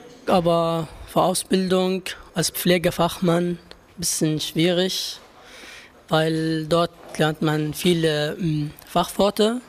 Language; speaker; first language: German; non-native, learner; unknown